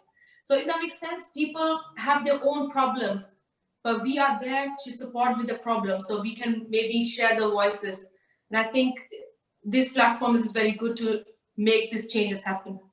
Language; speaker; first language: English; early bilingual, other home language; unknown